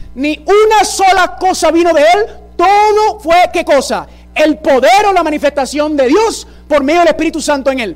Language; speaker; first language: Spanish; early bilingual, heritage; Spanish